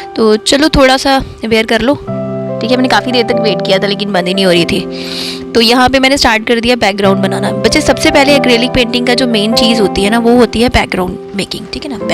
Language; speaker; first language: Hindi; non-native, local second language; Dogri